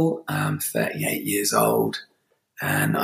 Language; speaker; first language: English; native; English